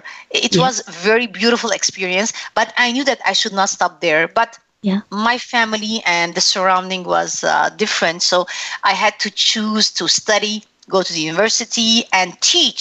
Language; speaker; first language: English; non-native, fluent; Arabic